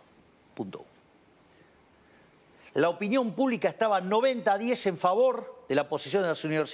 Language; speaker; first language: Spanish; native; Spanish